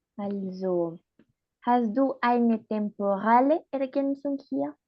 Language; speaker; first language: German; non-native, fluent; Spanish